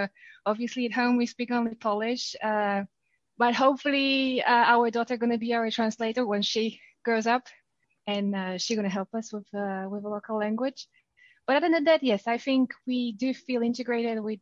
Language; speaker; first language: English; non-native, fluent; Polish